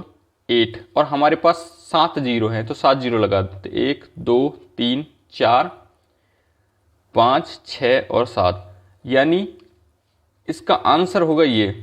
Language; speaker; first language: Hindi; native; Hindi